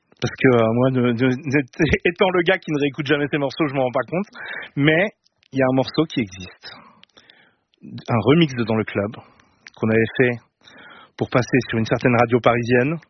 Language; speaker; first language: French; native; French